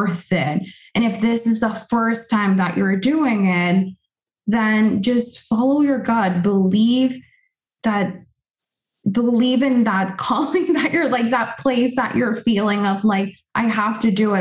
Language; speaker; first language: English; non-native, fluent; Spanish